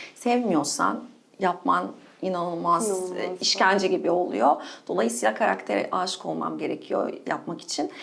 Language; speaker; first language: Turkish; non-native, fluent; French